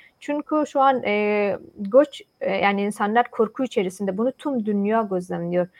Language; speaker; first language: Turkish; non-native, fluent; Persian